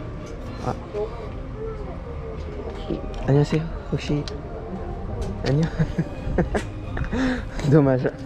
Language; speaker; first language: Korean; non-native, learner; French